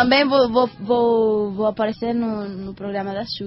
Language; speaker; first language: Portuguese; non-native, learner; Spanish